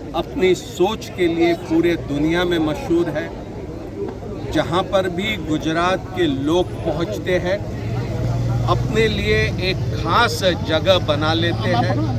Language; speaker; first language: Hindi; non-native, local second language; Marathi